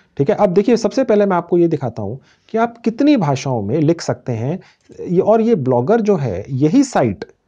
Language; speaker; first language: Hindi; native; Hindi